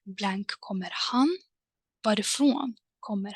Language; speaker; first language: Swedish; non-native, fluent; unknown